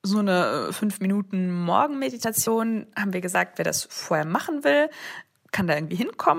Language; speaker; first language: German; native; German